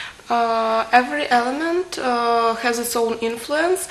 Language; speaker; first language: English; non-native, fluent; Russian